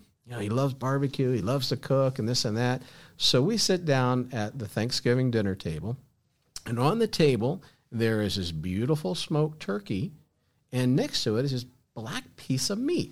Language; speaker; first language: English; native; English